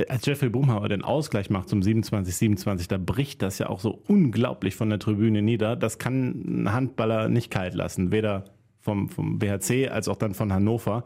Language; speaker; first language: German; native; German